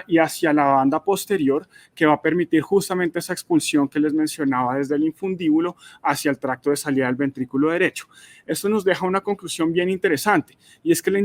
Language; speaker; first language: Spanish; native; Spanish